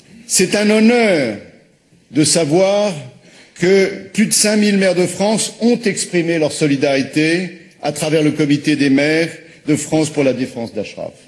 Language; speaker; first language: French; native; French